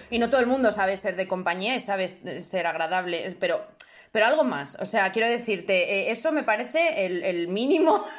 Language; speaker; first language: Spanish; native; Spanish